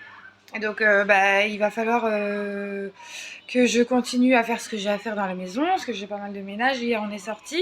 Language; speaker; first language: French; native; French